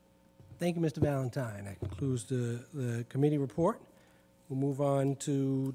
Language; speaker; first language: English; native; English